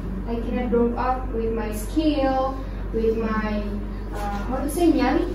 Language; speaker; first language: English; non-native, learner; Indonesian